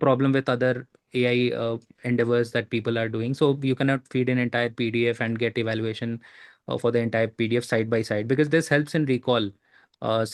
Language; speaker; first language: English; non-native, local second language; Hindi